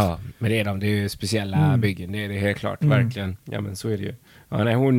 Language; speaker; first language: Swedish; native; Swedish